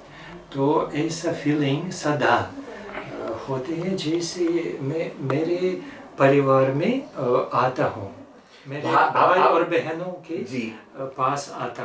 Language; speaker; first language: Hindi; non-native, fluent; Russian